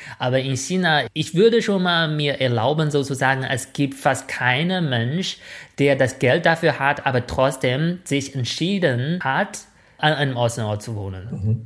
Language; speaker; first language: German; non-native, fluent; Chinese